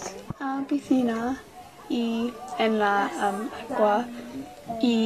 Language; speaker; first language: Spanish; non-native, learner; English